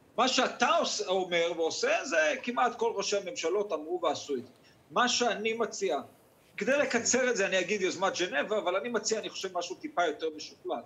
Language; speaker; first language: Hebrew; native; Hebrew